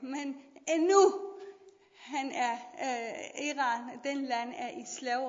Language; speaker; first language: Danish; non-native, learner; Persian